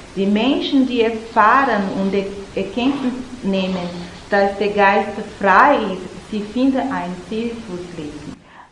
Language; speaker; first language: German; non-native, learner; Portuguese